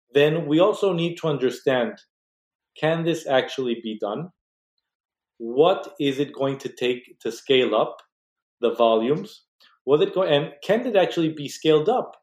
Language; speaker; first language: English; non-native, fluent; Spanish